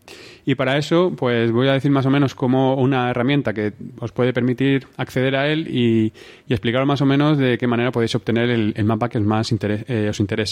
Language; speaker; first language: Spanish; native; Spanish